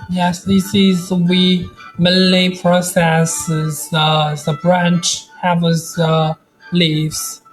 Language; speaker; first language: English; non-native, learner; Chinese